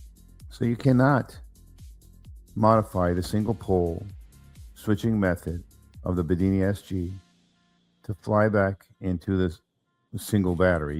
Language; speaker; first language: English; native; English